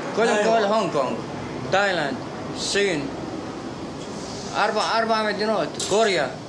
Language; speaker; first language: Hebrew; non-native, fluent; Arabic